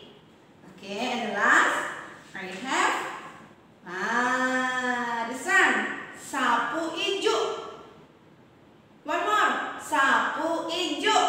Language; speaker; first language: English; non-native, learner; Indonesian